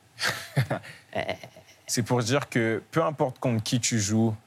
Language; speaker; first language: French; native; French